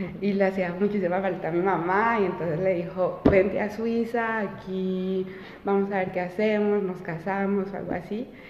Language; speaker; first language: Spanish; early bilingual, heritage; Spanish